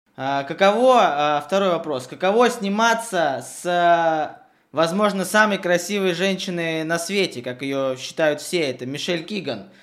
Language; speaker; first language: Russian; native; Russian